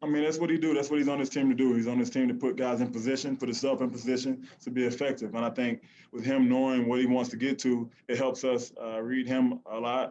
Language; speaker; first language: English; native; English